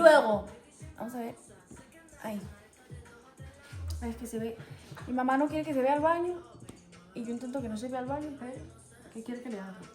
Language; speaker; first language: Spanish; early bilingual, other home language; Portuguese